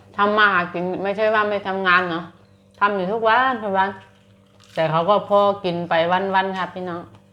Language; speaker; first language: Thai; native; Thai